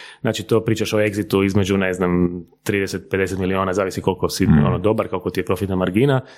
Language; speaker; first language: Croatian; native; Croatian